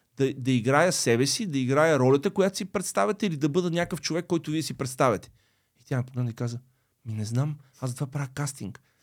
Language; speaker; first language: Bulgarian; early bilingual, other home language; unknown